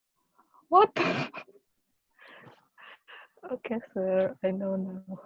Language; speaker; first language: English; non-native, learner; Indonesian